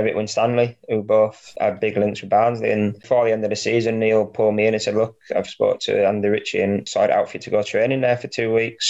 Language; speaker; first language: English; native; English